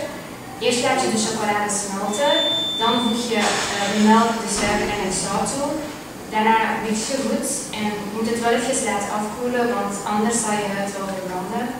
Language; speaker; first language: Dutch; native; Dutch